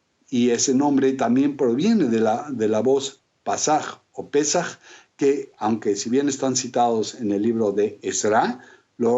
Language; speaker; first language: Spanish; native; Spanish